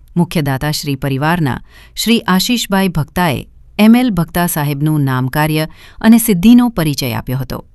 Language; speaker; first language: Gujarati; native; Gujarati